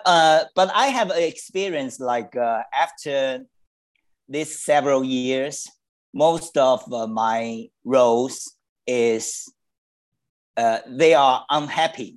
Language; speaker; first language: English; non-native, learner; Chinese